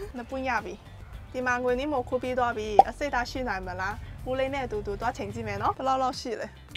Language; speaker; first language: Burmese; non-native, learner; Chinese